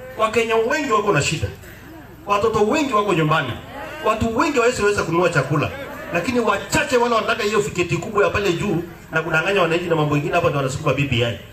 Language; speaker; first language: Swahili; non-native, local second language; Kalenjin